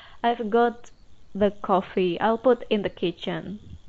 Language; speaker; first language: English; non-native, fluent; Indonesian